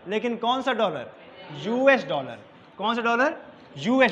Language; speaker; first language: Hindi; native; Hindi